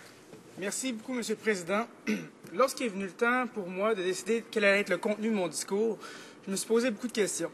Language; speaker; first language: French; native; French